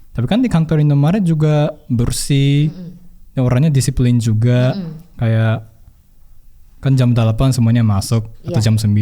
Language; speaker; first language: Indonesian; non-native, fluent; Japanese